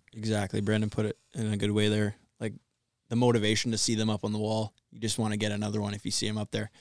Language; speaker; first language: English; native; English